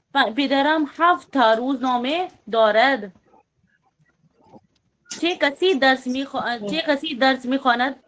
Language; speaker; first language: Persian; non-native, learner; Urdu